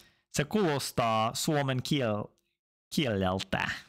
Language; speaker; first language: Finnish; non-native, learner; English